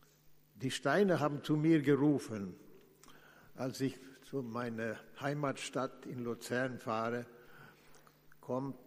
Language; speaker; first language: German; non-native, fluent; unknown